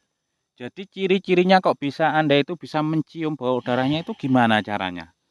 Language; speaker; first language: Indonesian; native; Indonesian